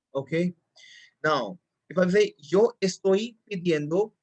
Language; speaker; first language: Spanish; non-native, fluent; Hindi